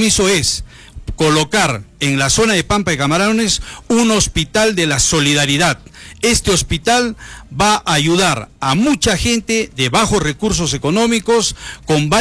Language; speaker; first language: Spanish; native; Spanish